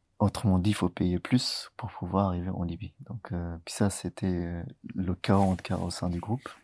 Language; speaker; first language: French; early bilingual, other home language; Tigrinya